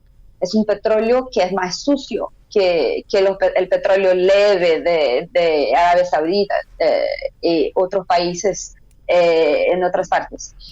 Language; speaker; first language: Spanish; non-native, fluent; Portuguese